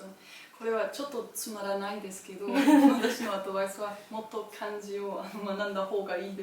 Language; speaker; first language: Japanese; non-native, learner; German